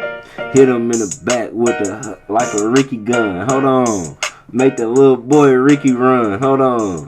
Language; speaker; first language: English; native; English